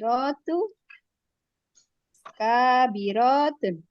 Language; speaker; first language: Arabic; non-native, learner; Indonesian